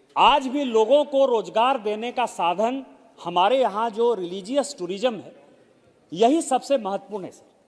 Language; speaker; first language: Hindi; native; Hindi